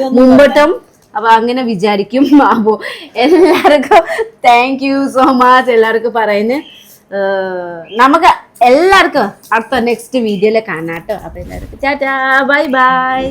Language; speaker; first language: Malayalam; non-native, learner; Nepali